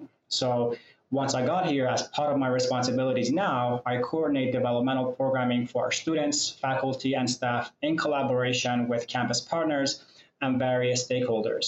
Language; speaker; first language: English; non-native, fluent; Persian